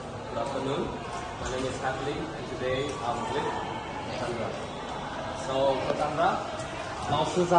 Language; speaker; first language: English; non-native, learner; Indonesian